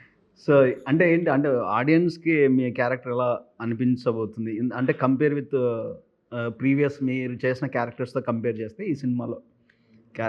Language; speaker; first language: Telugu; native; Telugu